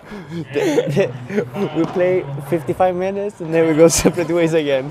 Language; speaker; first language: English; non-native, fluent; Swedish